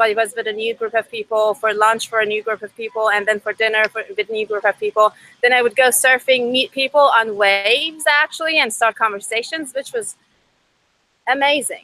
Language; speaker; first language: English; non-native, fluent; Persian